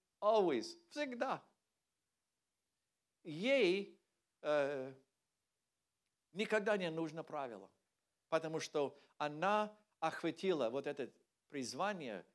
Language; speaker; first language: Russian; non-native, learner; English